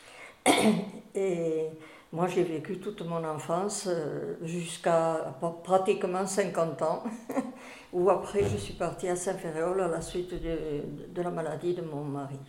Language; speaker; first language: French; native; French